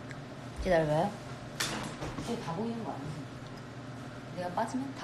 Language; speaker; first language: Korean; native; Korean